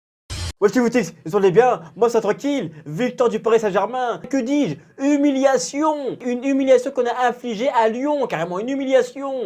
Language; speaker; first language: French; native; French